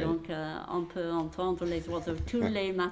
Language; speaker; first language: French; non-native, fluent; English